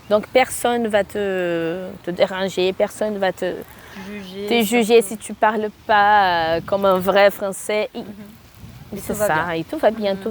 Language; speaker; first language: French; non-native, fluent; Portuguese